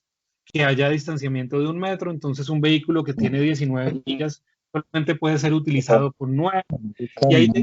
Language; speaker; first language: Spanish; native; Spanish